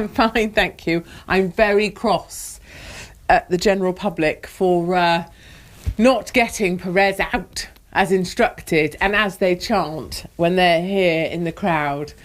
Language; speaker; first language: English; native; English